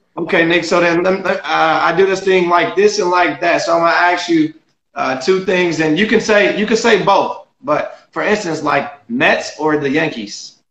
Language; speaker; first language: English; native; English